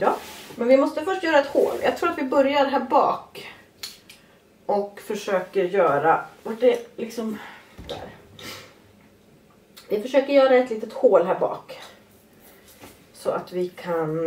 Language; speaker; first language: Swedish; native; Swedish